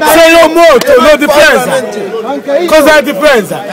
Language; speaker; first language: Italian; non-native, learner; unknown